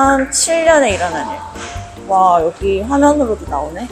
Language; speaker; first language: Korean; native; Korean